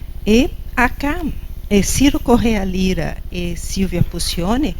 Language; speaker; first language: Spanish; non-native, fluent; Portuguese